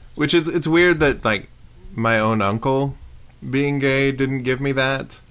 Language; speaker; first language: English; native; English